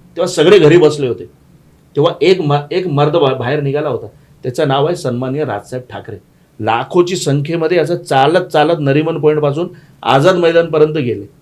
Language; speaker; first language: Marathi; non-native, local second language; Gujarati